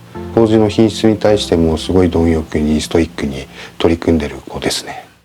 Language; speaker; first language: Japanese; native; Japanese